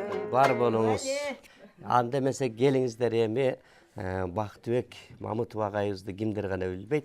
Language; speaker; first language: Kyrgyz; native; Kyrgyz